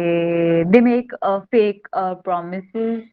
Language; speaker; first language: English; non-native, learner; Hindi